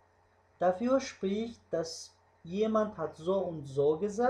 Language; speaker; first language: German; non-native, fluent; Uzbek